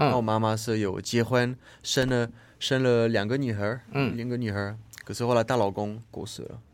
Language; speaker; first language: Chinese; non-native, fluent; French